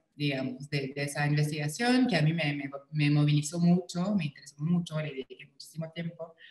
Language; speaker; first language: Spanish; non-native, fluent; French